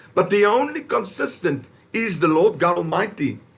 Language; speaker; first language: English; non-native, local second language; Afrikaans